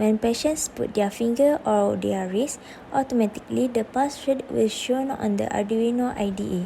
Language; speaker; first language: English; non-native, local second language; Malay